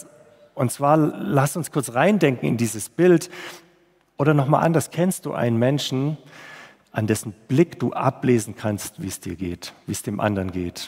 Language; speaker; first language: German; native; German